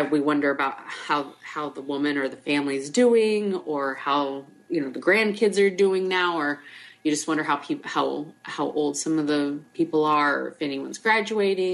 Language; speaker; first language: English; native; English